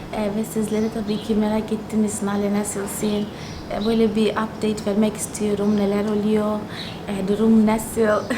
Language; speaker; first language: Turkish; non-native, fluent; Tsonga